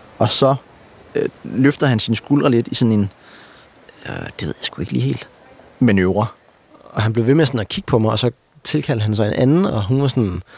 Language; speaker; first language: Danish; native; Danish